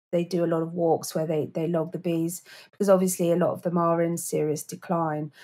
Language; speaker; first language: English; native; English